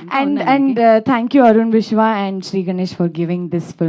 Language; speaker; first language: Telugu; non-native, local second language; Kannada